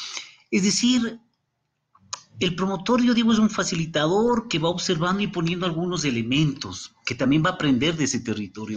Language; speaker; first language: Spanish; native; Spanish